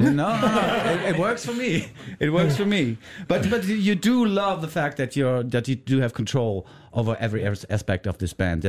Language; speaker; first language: English; non-native, fluent; German